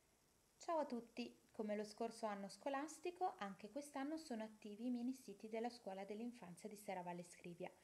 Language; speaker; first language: Italian; native; Italian